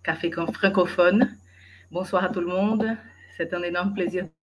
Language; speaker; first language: French; non-native, fluent; Portuguese